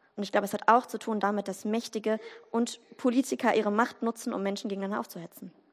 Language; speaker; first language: German; native; German